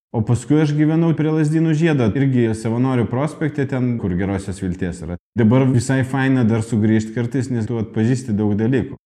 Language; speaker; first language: Lithuanian; non-native, local second language; Russian